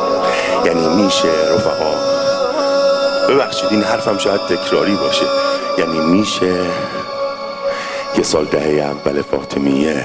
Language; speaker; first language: Persian; native; Persian